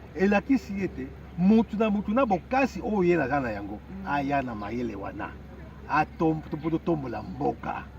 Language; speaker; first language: Lingala; non-native, local second language; Kongo